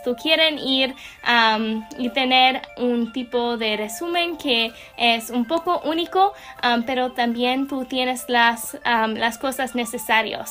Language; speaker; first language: Spanish; non-native, learner; English